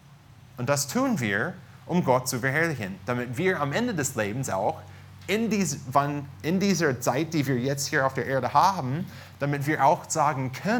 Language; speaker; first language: German; non-native, fluent; English